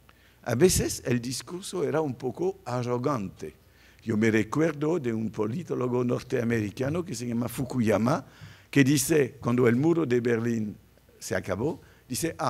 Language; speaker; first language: Spanish; non-native, fluent; French